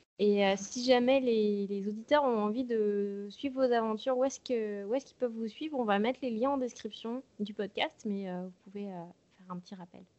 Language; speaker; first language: French; native; French